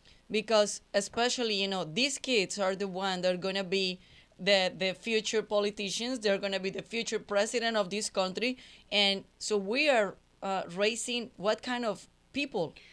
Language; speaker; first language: English; non-native, fluent; Spanish